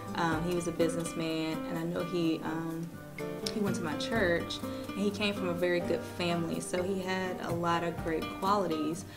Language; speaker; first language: English; native; English